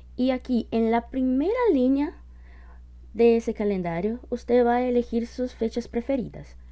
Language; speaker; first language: Spanish; non-native, fluent; Portuguese